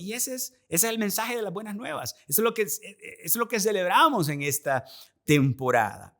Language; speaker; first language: Spanish; native; Spanish